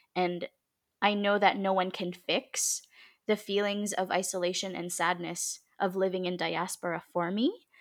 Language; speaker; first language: English; early bilingual, other home language; Filipino